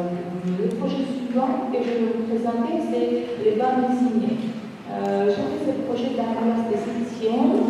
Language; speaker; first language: French; non-native, fluent; Georgian